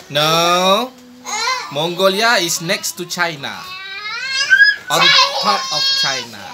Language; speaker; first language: English; non-native, local second language; Malay